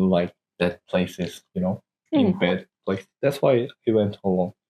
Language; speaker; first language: English; non-native, learner; Korean